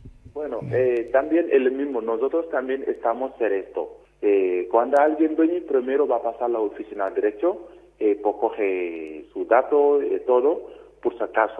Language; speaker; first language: Spanish; non-native, learner; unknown